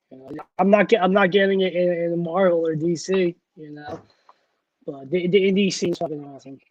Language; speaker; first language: English; native; English